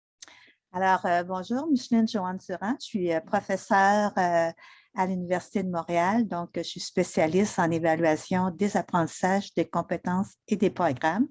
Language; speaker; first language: French; native; French